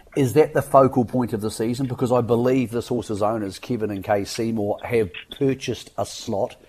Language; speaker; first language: English; native; English